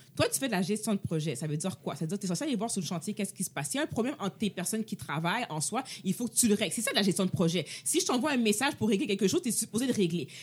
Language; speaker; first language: French; native; French